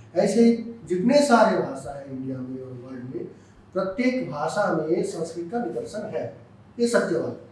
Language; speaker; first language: Hindi; non-native, local second language; Bangla